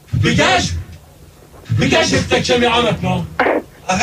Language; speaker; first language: French; native; French